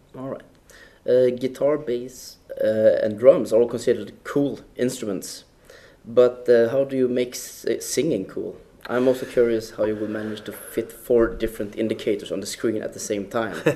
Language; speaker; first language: English; non-native, fluent; Swedish